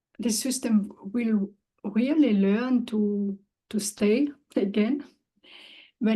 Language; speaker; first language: English; non-native, learner; German